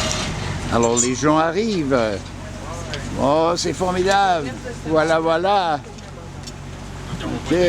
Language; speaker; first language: French; non-native, fluent; English